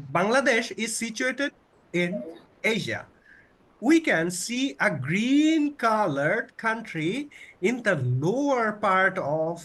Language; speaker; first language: English; non-native, local second language; Bangla